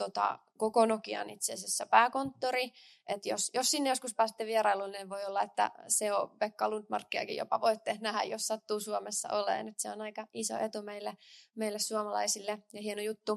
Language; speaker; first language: Finnish; native; Finnish